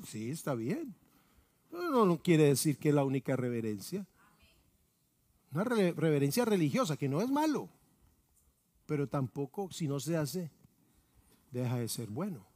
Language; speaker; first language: Spanish; native; Spanish